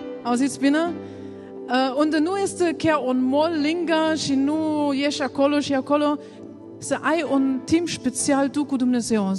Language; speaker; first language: Romanian; non-native, learner; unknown